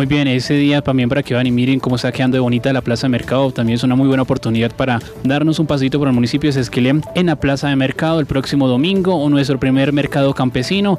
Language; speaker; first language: Spanish; native; Spanish